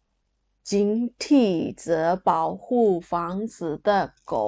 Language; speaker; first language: Chinese; non-native, fluent; Burmese